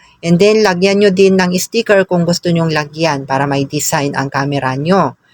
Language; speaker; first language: Filipino; non-native, local second language; Cebuano